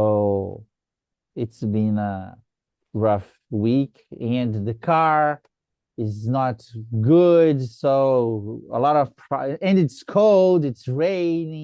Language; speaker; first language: English; non-native, fluent; Portuguese